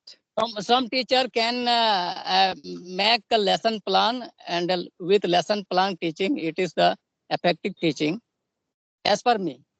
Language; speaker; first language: English; non-native, learner; Santali